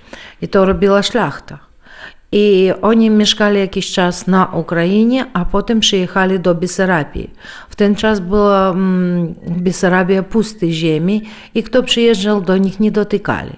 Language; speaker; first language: Polish; early bilingual, heritage; Polish